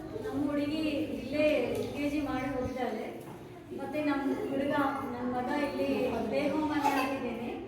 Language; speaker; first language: Kannada; non-native, learner; Telugu